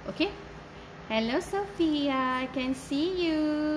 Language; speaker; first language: English; non-native, local second language; Malay